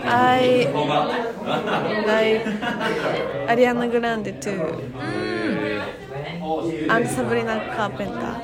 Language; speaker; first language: English; non-native, learner; Japanese